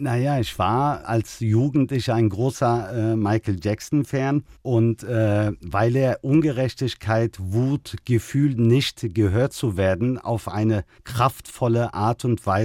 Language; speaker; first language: German; early bilingual, other home language; Turkish